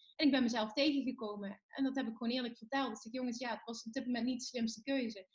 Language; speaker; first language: Dutch; native; Dutch